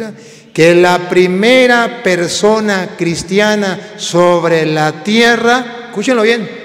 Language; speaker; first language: Spanish; native; Spanish